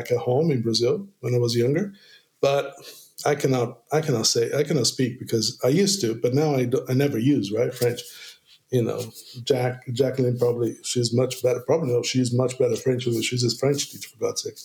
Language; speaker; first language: English; non-native, fluent; Portuguese